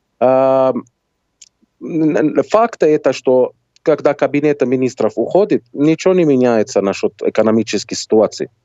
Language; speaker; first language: Russian; non-native, fluent; Arabic